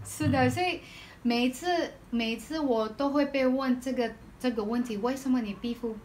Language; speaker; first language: Chinese; non-native, learner; Filipino